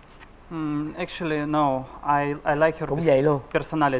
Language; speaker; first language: English; non-native, learner; Russian